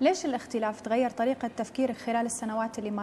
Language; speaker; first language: Arabic; native; Arabic